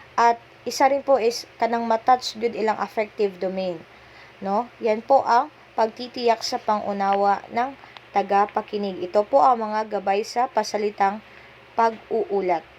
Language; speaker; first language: Filipino; non-native, local second language; Cebuano